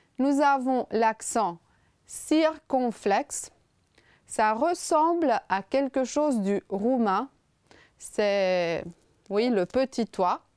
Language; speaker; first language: French; non-native, fluent; Romanian